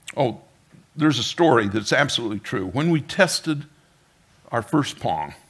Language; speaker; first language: English; native; English